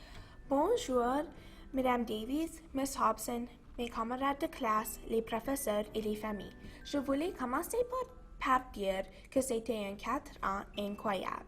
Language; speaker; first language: French; non-native, local second language; English